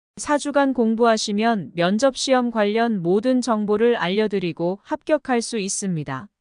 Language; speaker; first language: Korean; native; Korean